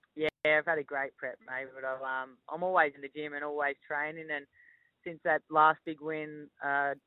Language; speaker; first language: English; native; English